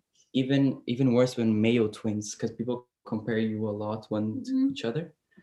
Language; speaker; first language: English; non-native, fluent; Portuguese